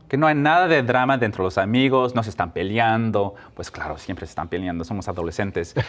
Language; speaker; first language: Spanish; early bilingual, heritage; Spanish